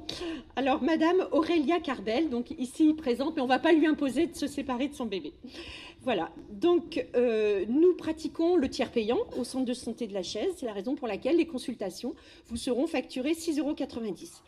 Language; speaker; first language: French; native; French